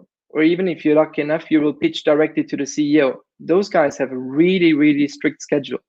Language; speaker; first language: English; non-native, fluent; German